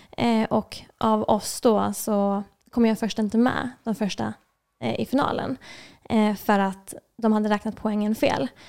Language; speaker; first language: Swedish; native; Swedish